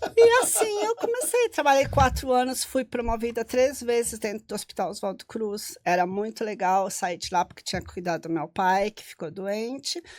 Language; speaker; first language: Portuguese; non-native, local second language; German